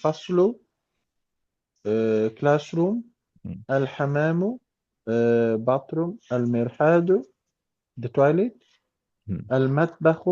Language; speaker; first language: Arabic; non-native, learner; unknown